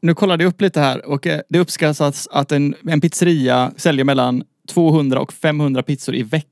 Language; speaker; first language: Swedish; native; Swedish